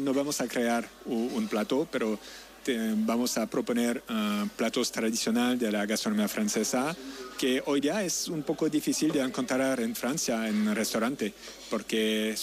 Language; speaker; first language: Spanish; non-native, learner; French